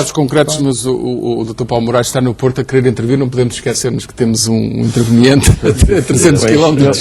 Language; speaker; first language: Portuguese; native; Portuguese